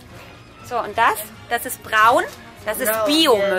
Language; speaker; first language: German; native; German